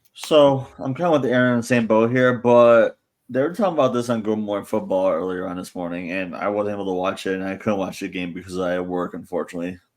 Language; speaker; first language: English; native; English